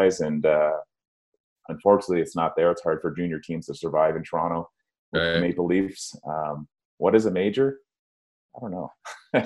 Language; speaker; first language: English; native; English